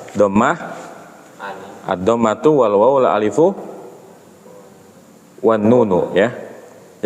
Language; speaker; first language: Arabic; non-native, fluent; Indonesian